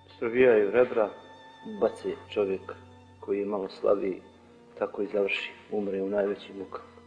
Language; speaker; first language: Bosnian; native; Bosnian